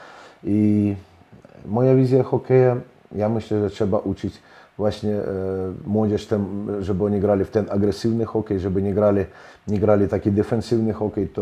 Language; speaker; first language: Polish; non-native, fluent; Russian